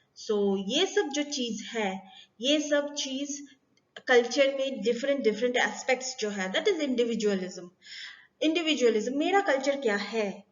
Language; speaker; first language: Hindi; non-native, local second language; Bangla